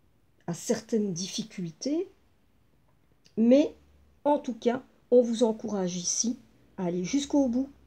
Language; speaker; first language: French; native; French